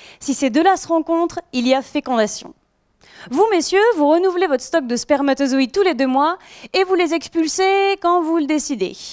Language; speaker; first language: French; native; French